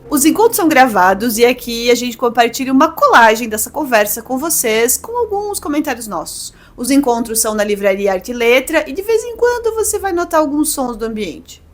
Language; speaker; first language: Portuguese; native; Portuguese